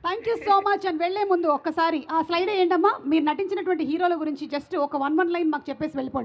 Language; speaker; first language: Telugu; native; Telugu